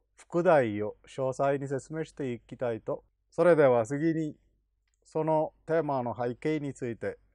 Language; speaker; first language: Japanese; non-native, fluent; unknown